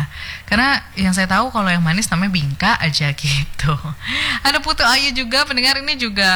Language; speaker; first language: Indonesian; native; Indonesian